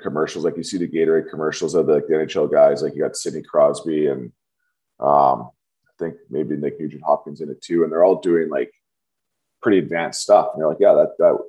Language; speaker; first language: English; native; English